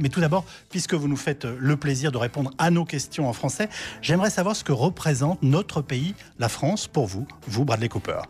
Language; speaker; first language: French; native; French